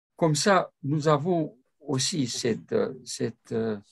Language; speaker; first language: French; non-native, fluent; Romanian